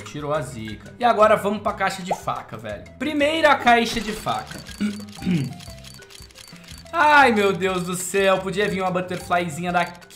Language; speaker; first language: Portuguese; native; Portuguese